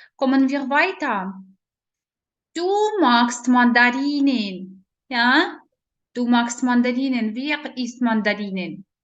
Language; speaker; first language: German; non-native, learner; Ukrainian